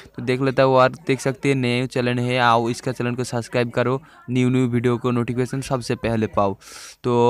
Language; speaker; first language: Hindi; non-native, local second language; Bangla